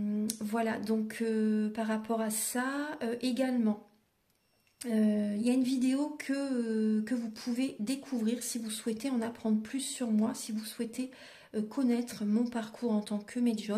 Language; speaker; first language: French; native; French